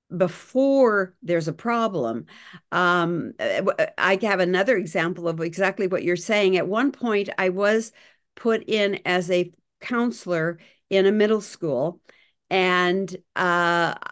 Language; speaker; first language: English; native; English